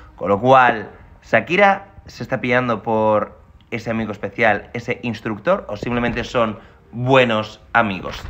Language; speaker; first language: Spanish; native; Spanish